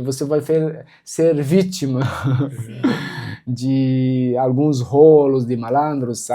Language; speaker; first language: Portuguese; non-native, local second language; Arabic